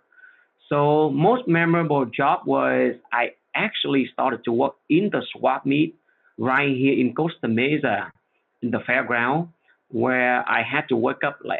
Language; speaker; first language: English; non-native, fluent; Vietnamese